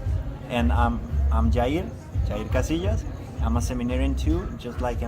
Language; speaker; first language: English; non-native, fluent; Spanish